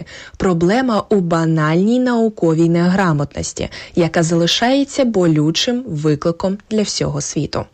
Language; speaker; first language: Ukrainian; native; Ukrainian